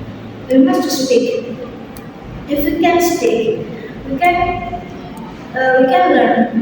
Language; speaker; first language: English; non-native, learner; Indonesian